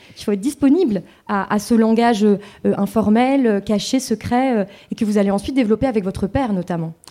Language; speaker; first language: French; native; French